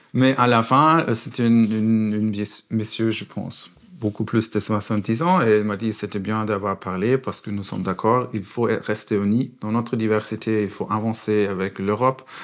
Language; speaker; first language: French; non-native, fluent; German